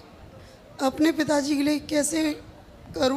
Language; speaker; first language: Hindi; native; Hindi